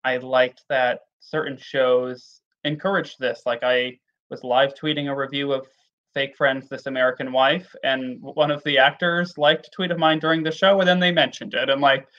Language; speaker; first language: English; native; English